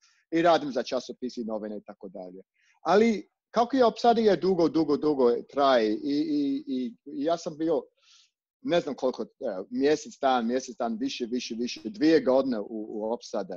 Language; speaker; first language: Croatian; non-native, learner; English